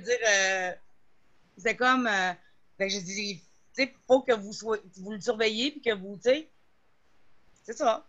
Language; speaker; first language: French; native; French